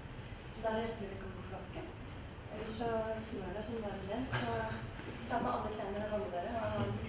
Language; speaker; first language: Norwegian; native; Norwegian